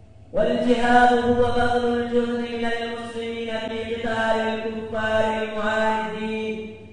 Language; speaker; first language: Arabic; non-native, fluent; Urdu